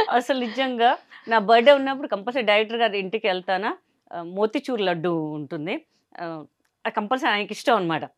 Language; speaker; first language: Telugu; non-native, local second language; Hindi